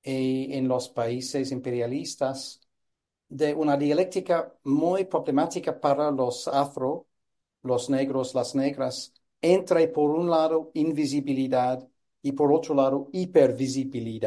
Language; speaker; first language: Spanish; non-native, fluent; English